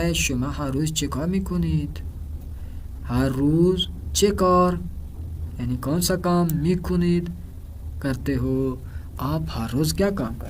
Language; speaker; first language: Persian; non-native, fluent; Urdu